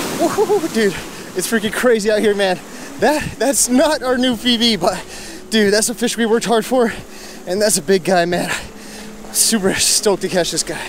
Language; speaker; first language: English; native; English